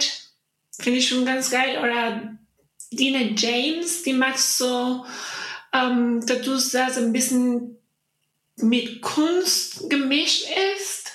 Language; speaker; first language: German; non-native, learner; Spanish